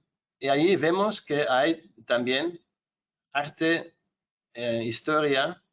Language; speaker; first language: Spanish; non-native, fluent; Dutch